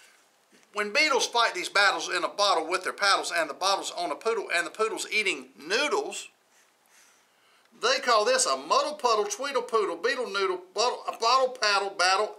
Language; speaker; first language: English; native; English